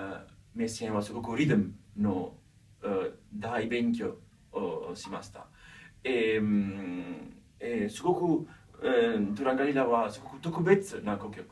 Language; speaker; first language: Japanese; non-native, fluent; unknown